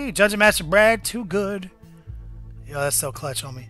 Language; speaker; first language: English; native; English